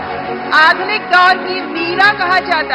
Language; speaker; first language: Hindi; native; Hindi